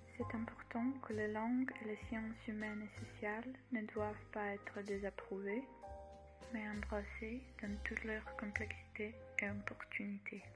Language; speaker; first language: French; non-native, learner; Croatian